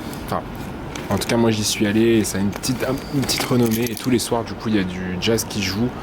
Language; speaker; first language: French; native; French